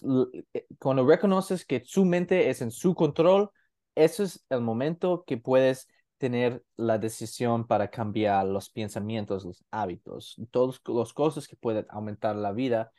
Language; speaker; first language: Spanish; non-native, learner; English